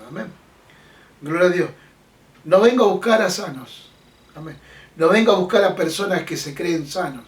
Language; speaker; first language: Spanish; native; Spanish